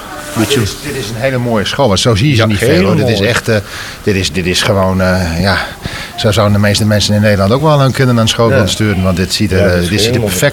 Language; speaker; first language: Dutch; native; Dutch